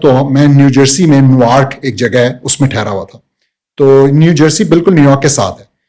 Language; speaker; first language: Urdu; early bilingual, heritage; Urdu